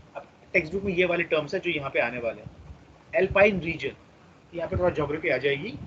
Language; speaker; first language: Hindi; non-native, local second language; Marathi